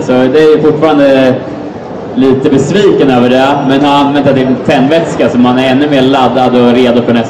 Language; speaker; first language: Swedish; native; Swedish